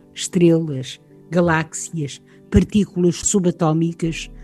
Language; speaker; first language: Portuguese; native; Portuguese